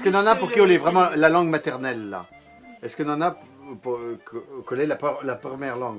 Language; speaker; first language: French; native; French